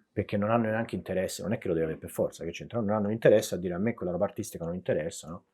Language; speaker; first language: Italian; native; Italian